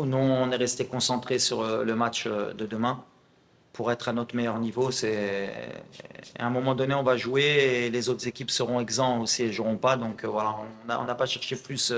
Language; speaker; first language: French; non-native, local second language; Arabic